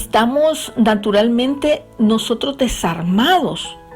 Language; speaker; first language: Spanish; native; Spanish